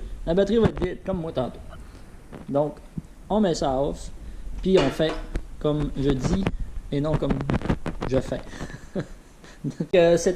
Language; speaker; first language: French; native; French